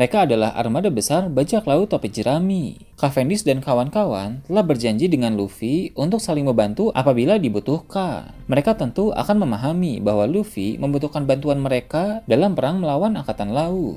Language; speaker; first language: Indonesian; native; Indonesian